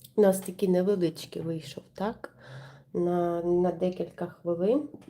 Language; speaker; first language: Ukrainian; non-native, local second language; Russian